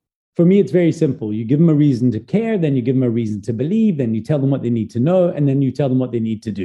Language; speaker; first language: English; native; English